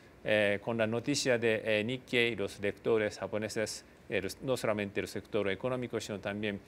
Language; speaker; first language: Spanish; non-native, fluent; Japanese